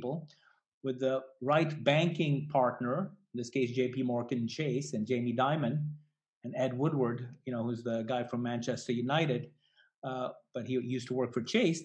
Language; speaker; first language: English; non-native, local second language; Hindi